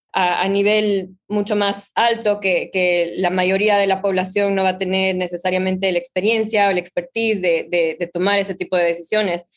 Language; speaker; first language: Spanish; native; Spanish